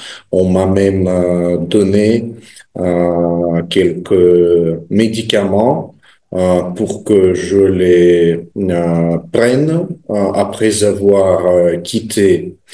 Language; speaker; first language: French; non-native, fluent; Russian